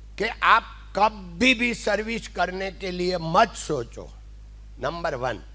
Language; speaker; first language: Hindi; non-native, local second language; Gujarati